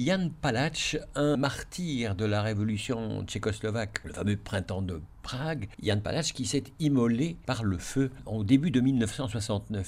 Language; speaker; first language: French; native; French